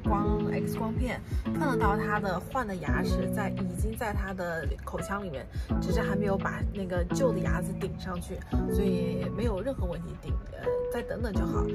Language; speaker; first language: Chinese; native; Chinese